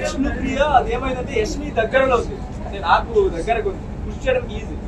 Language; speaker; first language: Telugu; non-native, local second language; Kannada